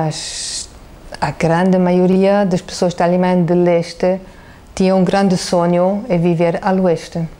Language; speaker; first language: Portuguese; non-native, fluent; German